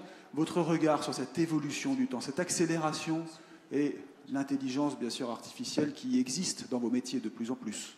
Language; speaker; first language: French; native; French